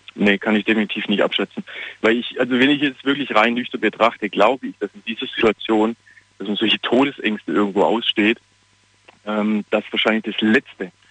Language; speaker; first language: German; non-native, fluent; Portuguese